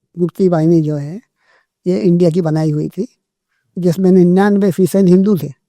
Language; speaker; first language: Urdu; native; Urdu